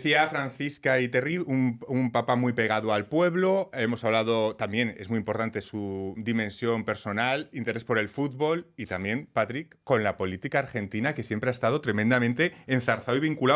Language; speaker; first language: Spanish; native; Spanish